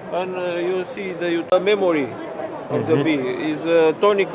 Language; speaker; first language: English; non-native, learner; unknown